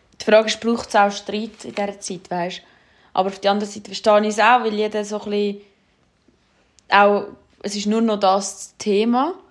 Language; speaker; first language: German; native; German